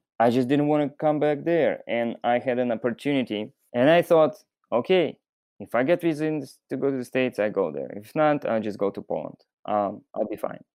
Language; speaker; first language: English; non-native, fluent; Russian